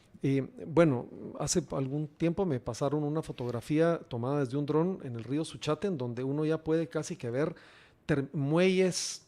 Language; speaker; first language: Spanish; native; Spanish